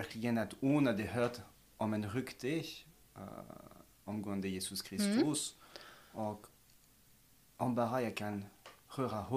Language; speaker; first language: Swedish; non-native, fluent; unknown